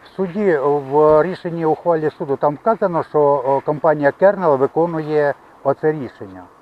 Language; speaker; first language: Ukrainian; native; Ukrainian